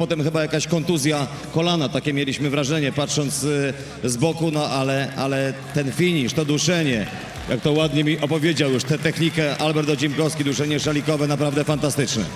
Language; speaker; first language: Polish; native; Polish